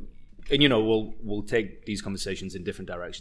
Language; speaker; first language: English; native; English